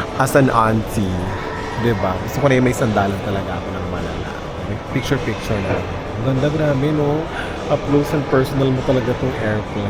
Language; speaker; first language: Filipino; native; Filipino